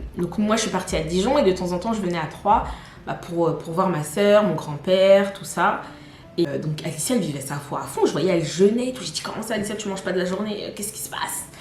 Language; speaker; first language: French; native; French